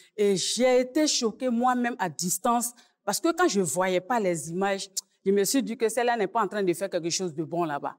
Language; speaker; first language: French; native; French